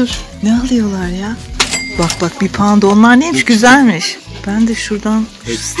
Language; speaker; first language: Turkish; native; Turkish